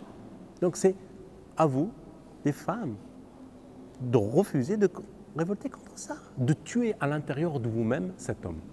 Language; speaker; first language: French; non-native, fluent; Persian